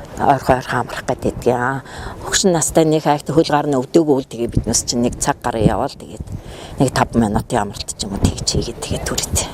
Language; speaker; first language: Mongolian; native; Mongolian